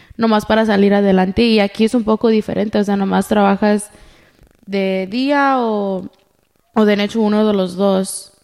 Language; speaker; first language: Spanish; early bilingual, heritage; Spanish